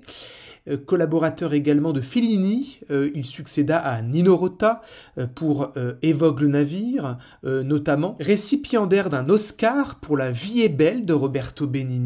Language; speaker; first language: French; native; French